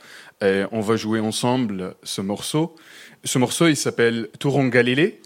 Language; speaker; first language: French; non-native, fluent; Arabic